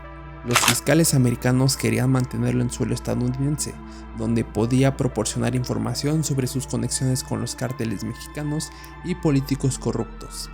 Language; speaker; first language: Spanish; native; Spanish